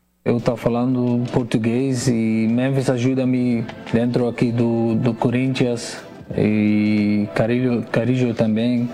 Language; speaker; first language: Portuguese; non-native, learner; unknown